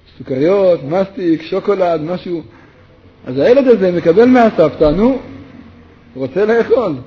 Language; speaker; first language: Hebrew; native; Hebrew